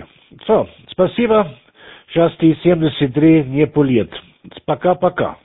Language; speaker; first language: Russian; non-native, learner; German